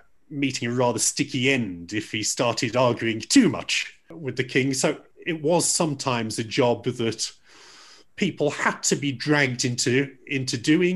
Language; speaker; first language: English; native; English